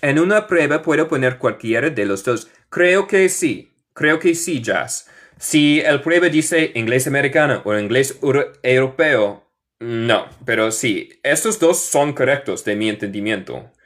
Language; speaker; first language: Spanish; non-native, fluent; English